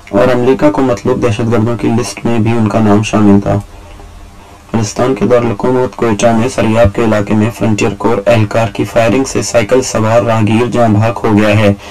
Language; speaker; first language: Urdu; non-native, local second language; Baluchi